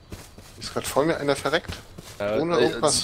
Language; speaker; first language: German; native; German